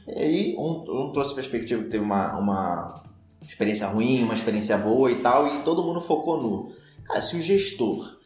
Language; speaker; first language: Portuguese; native; Portuguese